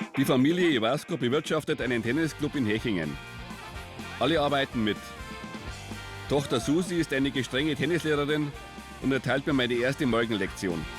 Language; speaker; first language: German; native; German